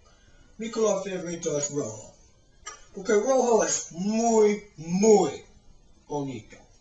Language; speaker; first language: Spanish; non-native, learner; English